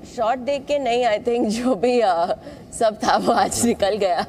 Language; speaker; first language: Hindi; non-native, local second language; Malayalam